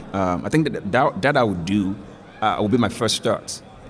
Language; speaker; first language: English; non-native, local second language; Yoruba